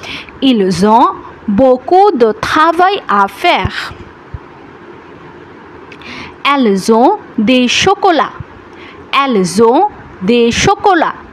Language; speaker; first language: French; non-native, fluent; Bangla